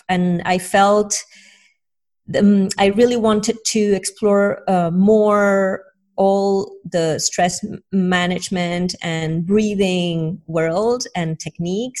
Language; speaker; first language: English; non-native, fluent; Spanish